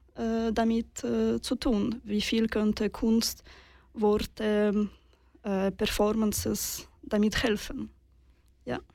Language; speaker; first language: German; non-native, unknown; Russian